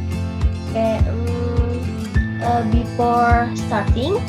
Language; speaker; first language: English; non-native, learner; Indonesian